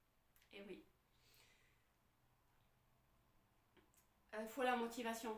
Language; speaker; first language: French; non-native, fluent; Arabic